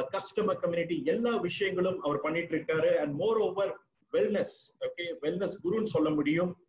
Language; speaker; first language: English; non-native, local second language; Tamil